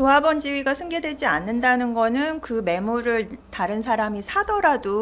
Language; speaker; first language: Korean; native; Korean